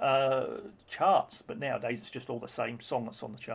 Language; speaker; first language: English; native; English